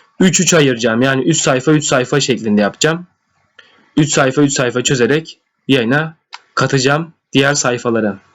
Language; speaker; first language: Turkish; native; Turkish